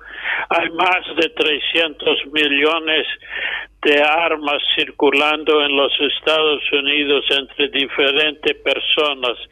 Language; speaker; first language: Spanish; non-native, fluent; English